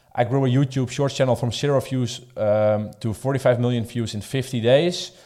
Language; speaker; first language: English; non-native, fluent; Dutch